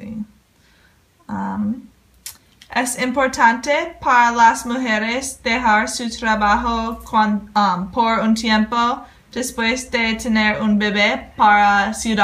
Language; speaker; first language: Spanish; non-native, learner; English